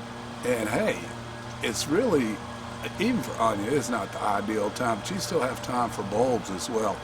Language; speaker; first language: English; native; English